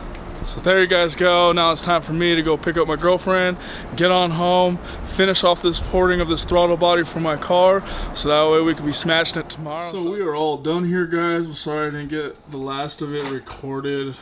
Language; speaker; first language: English; native; English